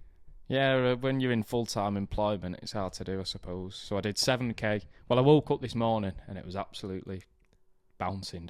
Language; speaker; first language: English; native; English